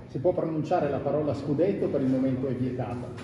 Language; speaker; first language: Italian; native; Italian